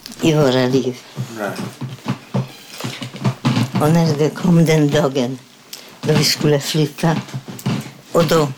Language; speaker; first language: Swedish; non-native, fluent; Polish